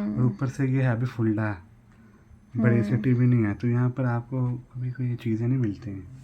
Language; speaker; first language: Urdu; non-native, local second language; Punjabi